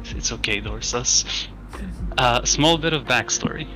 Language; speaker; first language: English; non-native, fluent; Greek